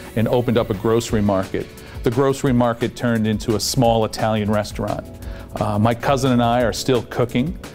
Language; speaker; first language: English; native; English